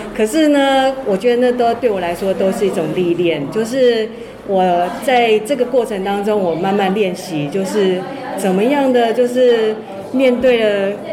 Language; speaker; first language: Chinese; native; Chinese